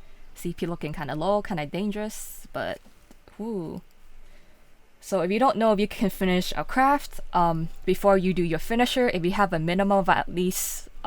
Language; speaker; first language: English; native; English